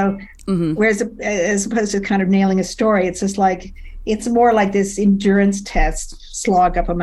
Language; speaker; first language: English; native; English